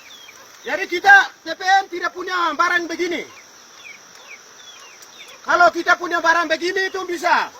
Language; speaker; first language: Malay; non-native, local second language; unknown